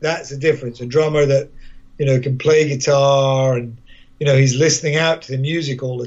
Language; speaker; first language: English; native; English